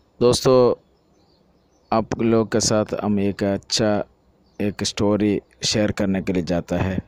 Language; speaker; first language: Hindi; non-native, local second language; Malayalam